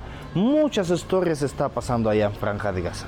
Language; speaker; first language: Spanish; non-native, fluent; Arabic